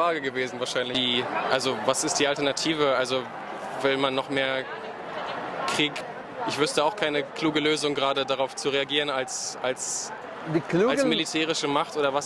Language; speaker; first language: German; native; German